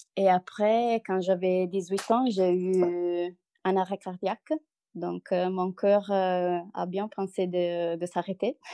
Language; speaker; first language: French; non-native, learner; Italian